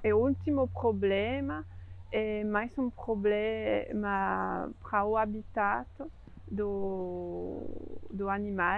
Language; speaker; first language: Portuguese; non-native, fluent; French